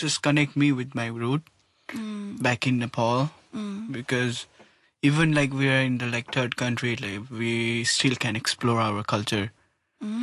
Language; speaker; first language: English; non-native, local second language; Nepali